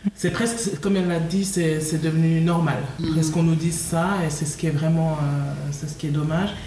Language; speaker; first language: French; native; French